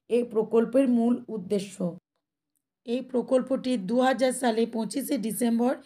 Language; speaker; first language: Bangla; native; Bangla